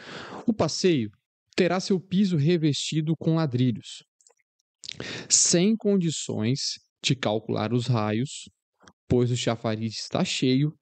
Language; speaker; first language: Portuguese; native; Portuguese